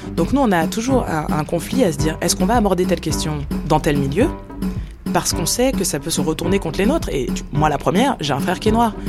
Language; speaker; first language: French; native; French